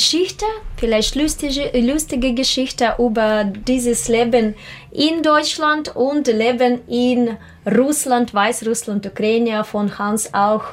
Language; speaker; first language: German; non-native, learner; Russian